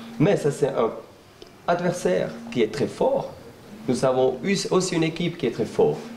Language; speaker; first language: French; non-native, local second language; Swiss German